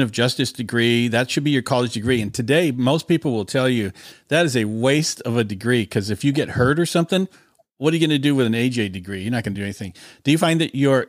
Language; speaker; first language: English; native; English